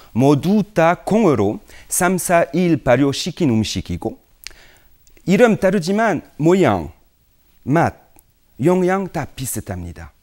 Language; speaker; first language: Korean; non-native, fluent; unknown